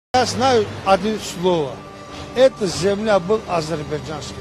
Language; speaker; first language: Russian; non-native, local second language; Armenian